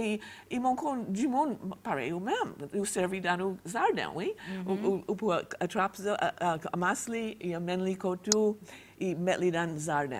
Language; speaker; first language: Haitian Creole; non-native, fluent; English